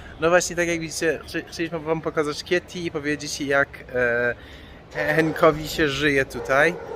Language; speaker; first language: Polish; non-native, fluent; Persian